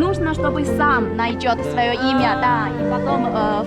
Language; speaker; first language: Russian; non-native, fluent; Chinese